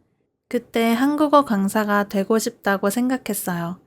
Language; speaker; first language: Korean; native; Korean